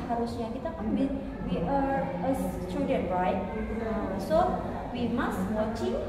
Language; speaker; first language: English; non-native, learner; Indonesian